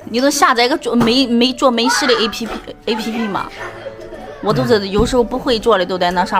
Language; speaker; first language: Chinese; native; Chinese